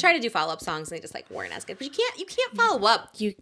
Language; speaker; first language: English; native; English